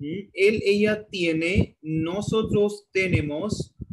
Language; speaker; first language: Spanish; non-native, learner; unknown